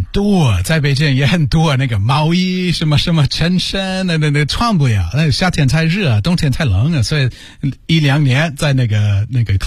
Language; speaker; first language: Chinese; non-native, learner; English